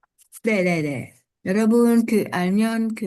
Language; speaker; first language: Korean; non-native, learner; Vietnamese